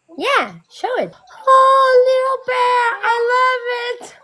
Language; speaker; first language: English; non-native, learner; Portuguese